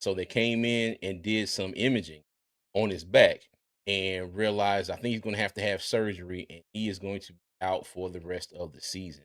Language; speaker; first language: English; native; English